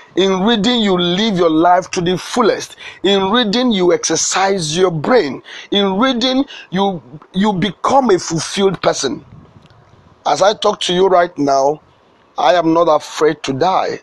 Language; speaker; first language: English; non-native, local second language; Igbo